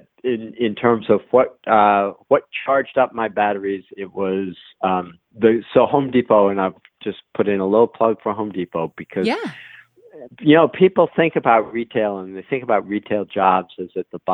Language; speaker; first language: English; native; English